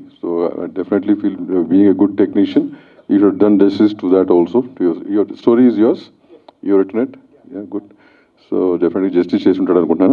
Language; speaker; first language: Telugu; native; Telugu